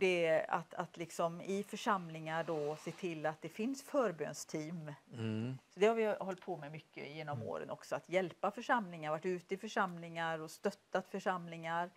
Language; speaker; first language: Swedish; native; Swedish